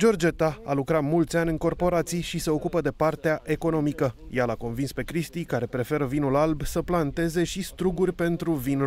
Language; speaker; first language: Romanian; native; Romanian